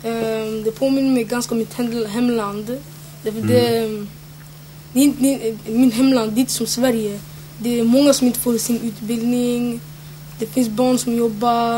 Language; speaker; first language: Swedish; early bilingual, other home language; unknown